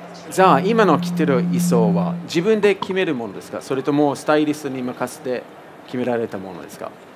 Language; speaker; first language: Japanese; non-native, fluent; English